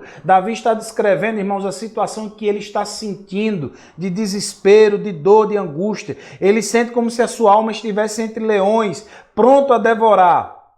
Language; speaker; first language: Portuguese; native; Portuguese